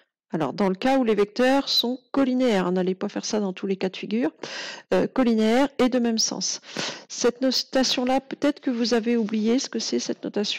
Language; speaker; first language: French; native; French